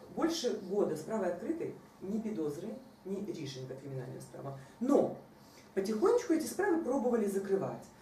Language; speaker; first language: Russian; non-native, local second language; Ukrainian